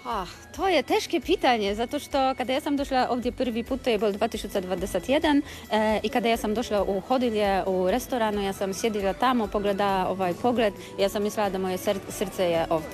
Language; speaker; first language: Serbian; non-native, learner; Polish